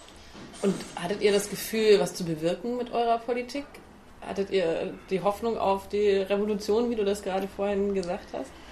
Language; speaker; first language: German; native; German